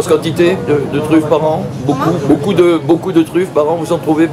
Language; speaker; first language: French; native; French